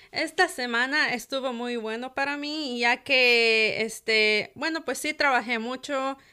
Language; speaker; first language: Spanish; native; Spanish